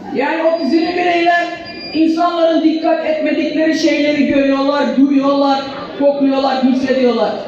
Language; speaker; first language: Turkish; early bilingual, heritage; Turkish